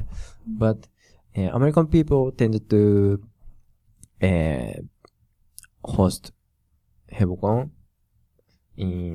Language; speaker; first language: English; non-native, learner; Japanese